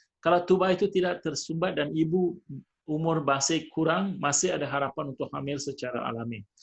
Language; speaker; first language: Malay; non-native, local second language; Tamil